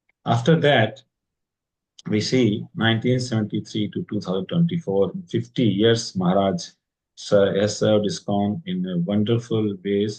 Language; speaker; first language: English; non-native, local second language; Hindi